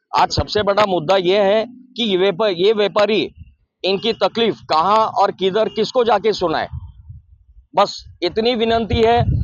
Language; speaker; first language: Hindi; non-native, local second language; Marathi